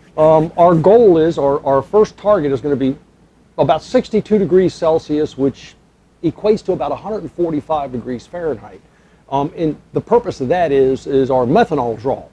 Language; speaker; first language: English; native; English